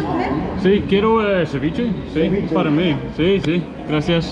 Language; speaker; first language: Spanish; non-native, learner; English